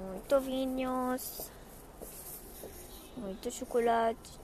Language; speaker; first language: Portuguese; non-native, learner; Spanish